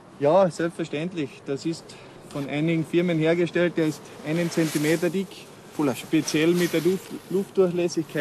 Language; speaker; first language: German; native; German